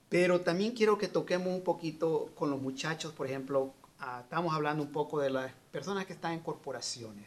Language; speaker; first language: Spanish; native; Spanish